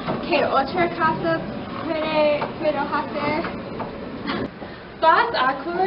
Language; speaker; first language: Spanish; non-native, learner; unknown